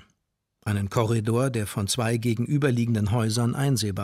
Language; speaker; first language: German; native; German